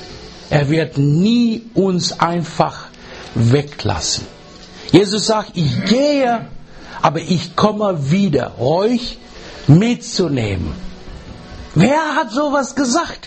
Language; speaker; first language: German; non-native, learner; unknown